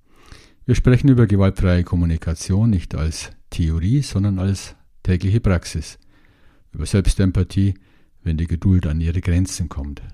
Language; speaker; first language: German; native; German